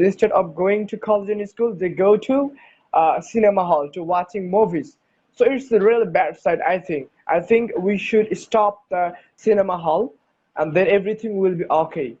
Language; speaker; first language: English; non-native, learner; Bangla